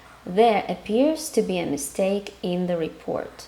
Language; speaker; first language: English; non-native, fluent; Ukrainian